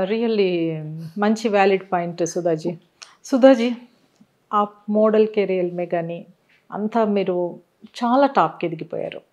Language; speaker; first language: Telugu; native; Telugu